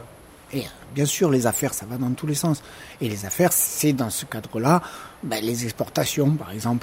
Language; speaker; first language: French; native; French